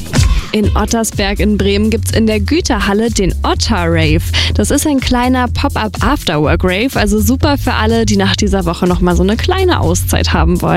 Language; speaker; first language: German; native; German